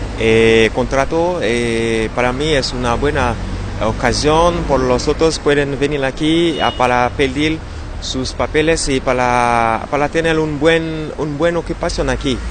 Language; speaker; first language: Spanish; non-native, learner; Haitian Creole